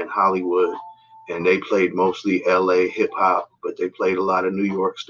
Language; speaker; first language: English; native; English